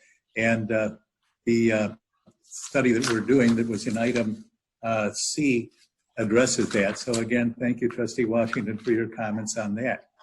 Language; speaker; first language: English; native; English